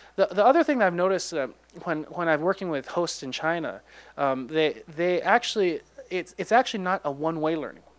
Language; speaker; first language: English; native; English